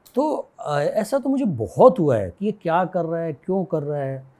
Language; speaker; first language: Hindi; native; Hindi